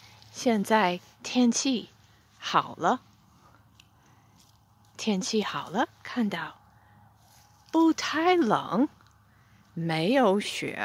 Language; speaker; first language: Chinese; non-native, fluent; English